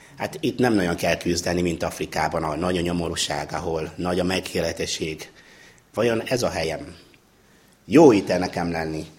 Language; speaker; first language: Hungarian; non-native, fluent; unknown